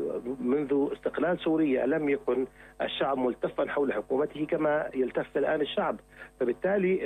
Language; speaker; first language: Arabic; native; Arabic